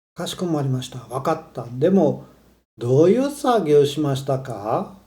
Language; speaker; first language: Japanese; non-native, fluent; Portuguese